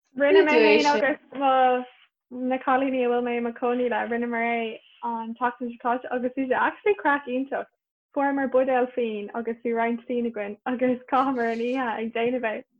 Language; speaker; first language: Irish; native; Irish